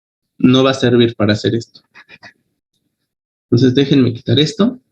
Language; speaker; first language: Spanish; native; Spanish